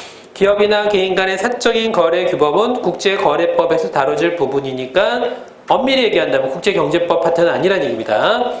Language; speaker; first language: Korean; native; Korean